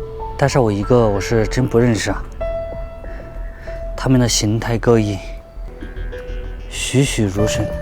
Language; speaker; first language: Chinese; native; Chinese